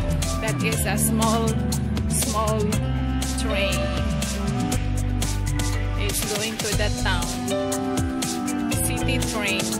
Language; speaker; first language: English; non-native, local second language; Cebuano